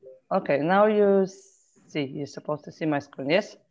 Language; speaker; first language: English; non-native, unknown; Polish